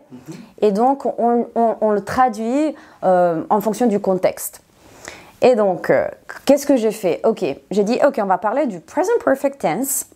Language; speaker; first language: French; non-native, fluent; Serbian